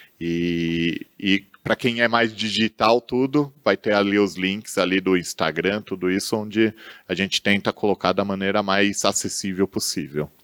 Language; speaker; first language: Portuguese; native; Portuguese